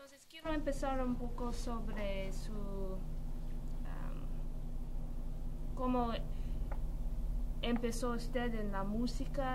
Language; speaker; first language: Spanish; non-native, learner; English